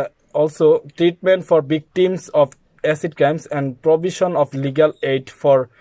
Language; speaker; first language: English; non-native, learner; Bangla